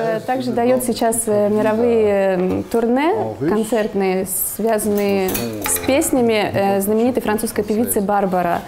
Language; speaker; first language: Russian; native; Russian